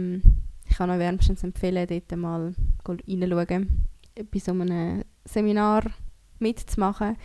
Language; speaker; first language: German; native; German